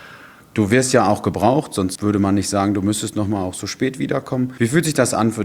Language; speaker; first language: German; native; German